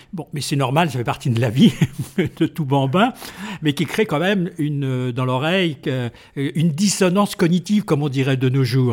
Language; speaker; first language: French; native; French